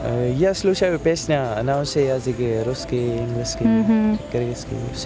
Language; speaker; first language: Russian; non-native, learner; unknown